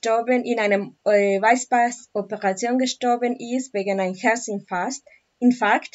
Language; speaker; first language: German; non-native, learner; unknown